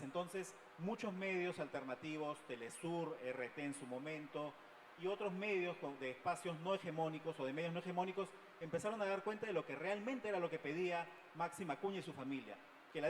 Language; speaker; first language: Spanish; native; Spanish